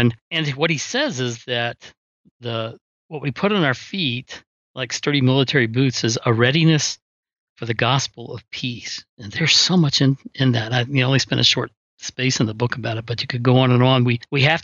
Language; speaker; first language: English; native; English